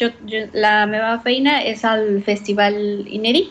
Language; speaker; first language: Catalan; non-native, learner; Spanish